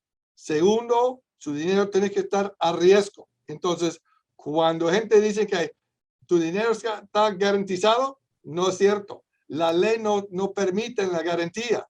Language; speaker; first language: Spanish; non-native, fluent; English